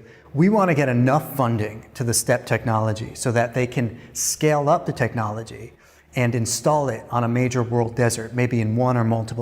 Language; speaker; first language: English; native; English